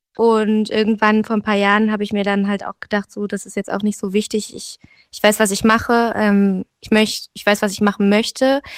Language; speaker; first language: German; native; German